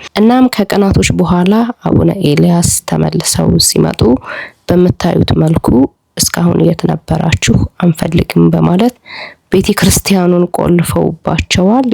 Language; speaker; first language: Amharic; native; Amharic